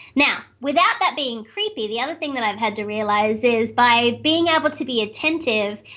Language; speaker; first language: English; native; English